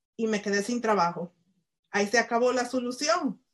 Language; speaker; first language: Spanish; early bilingual, heritage; Spanish